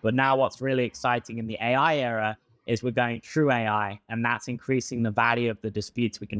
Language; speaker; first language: English; native; English